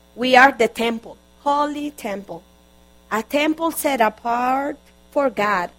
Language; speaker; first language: English; non-native, fluent; Spanish